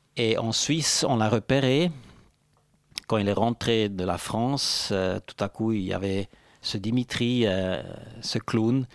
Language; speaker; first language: French; non-native, local second language; Italian